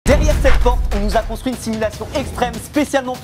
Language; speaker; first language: French; native; French